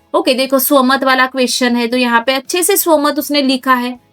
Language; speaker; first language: Hindi; non-native, local second language; Marathi